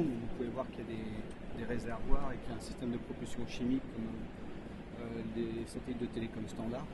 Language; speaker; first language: French; native; French